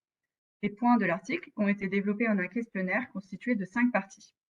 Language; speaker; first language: French; native; French